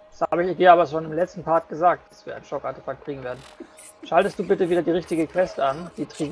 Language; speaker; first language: German; native; German